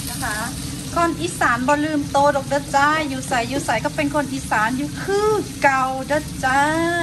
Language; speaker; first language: Thai; early bilingual, heritage; Thai